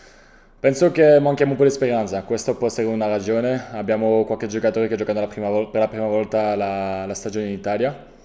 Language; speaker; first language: Italian; non-native, fluent; French